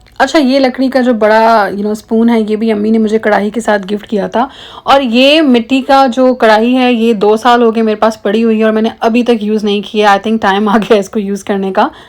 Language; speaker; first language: Urdu; native; Urdu